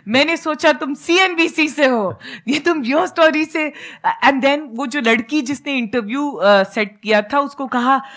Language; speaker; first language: Hindi; native; Hindi